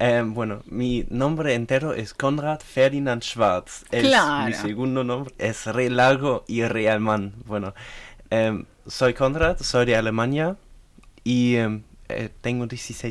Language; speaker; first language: Spanish; non-native, learner; German